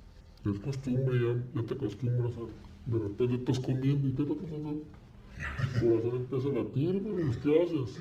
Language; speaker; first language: Spanish; native; Spanish